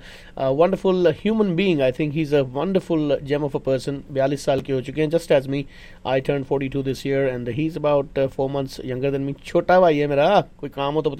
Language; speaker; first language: Hindi; native; Hindi